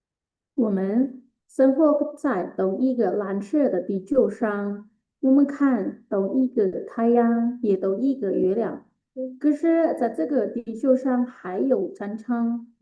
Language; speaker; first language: Chinese; non-native, fluent; Indonesian